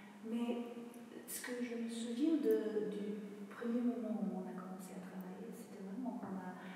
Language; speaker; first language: French; non-native, fluent; Polish